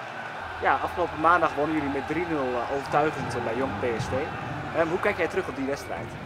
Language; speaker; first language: Dutch; native; Dutch